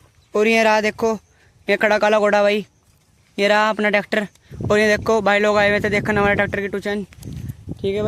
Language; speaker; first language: Hindi; native; Hindi